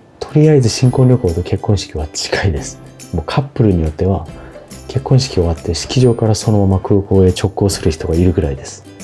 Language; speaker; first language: Japanese; non-native, fluent; Korean